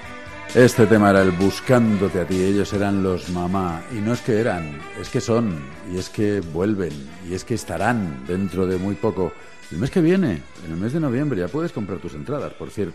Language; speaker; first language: Spanish; native; Spanish